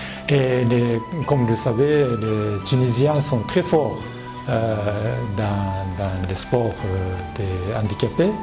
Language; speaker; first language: French; non-native, fluent; Japanese